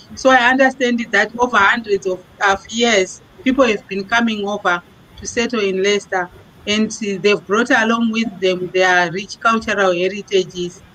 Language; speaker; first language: English; non-native, local second language; Shona